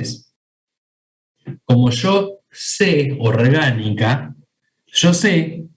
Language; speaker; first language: Spanish; native; Spanish